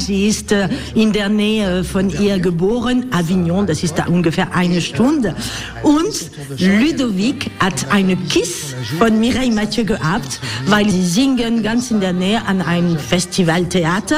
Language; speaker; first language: German; non-native, fluent; French